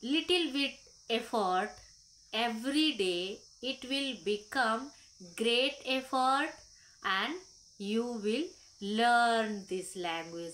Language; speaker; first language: English; non-native, local second language; Hindi